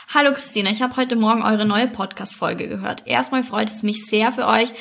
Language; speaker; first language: German; native; German